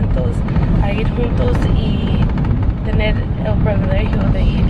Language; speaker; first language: Spanish; early bilingual, heritage; Spanish